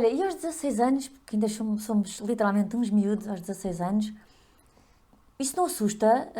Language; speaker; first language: Portuguese; native; Portuguese